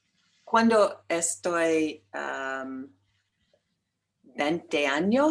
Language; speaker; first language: Spanish; non-native, learner; English